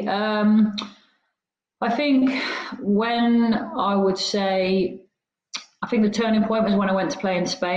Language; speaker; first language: English; native; English